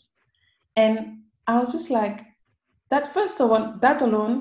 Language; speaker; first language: English; non-native, local second language; French